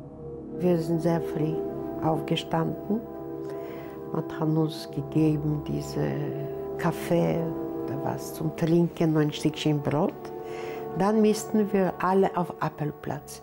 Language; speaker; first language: German; non-native, learner; Polish